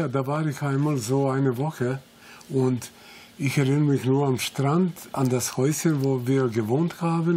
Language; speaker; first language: German; non-native, fluent; Serbian